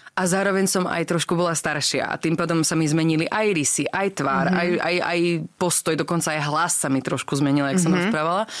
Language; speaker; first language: Slovak; early bilingual, other home language; English